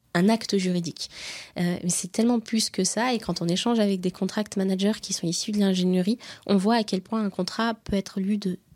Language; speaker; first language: French; native; French